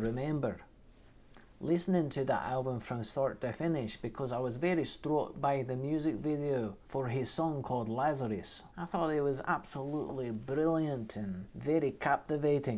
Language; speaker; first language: English; native; English